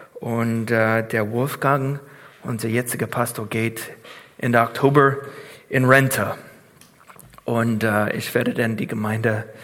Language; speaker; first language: German; non-native, fluent; English